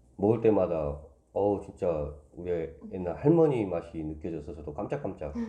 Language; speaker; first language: Korean; native; Korean